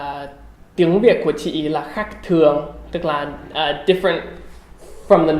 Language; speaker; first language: Vietnamese; non-native, fluent; English